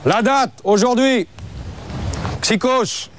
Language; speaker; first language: French; native; French